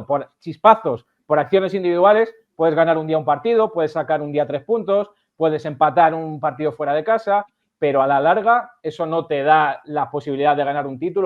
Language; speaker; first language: Spanish; native; Spanish